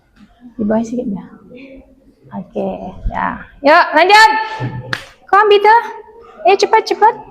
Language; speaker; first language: Indonesian; native; Indonesian